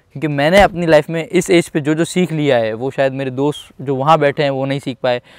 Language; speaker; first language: Urdu; non-native, local second language; Punjabi